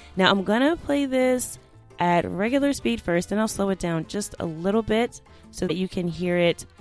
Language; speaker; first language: English; native; English